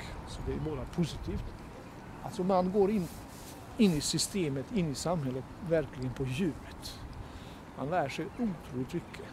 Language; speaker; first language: Swedish; non-native, fluent; Bosnian